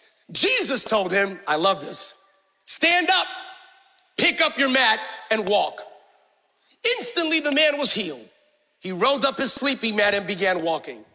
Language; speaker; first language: English; early bilingual, other home language; Spanish